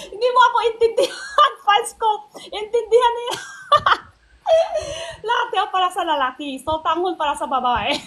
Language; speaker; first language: Filipino; non-native, learner; Chinese